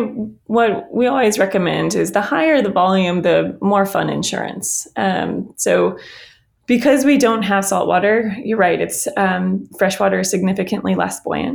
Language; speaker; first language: English; native; English